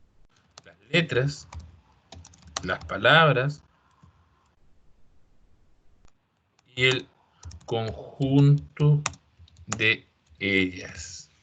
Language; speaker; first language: Spanish; native; Spanish